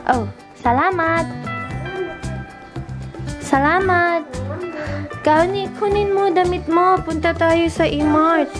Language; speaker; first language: Filipino; early bilingual, heritage; Filipino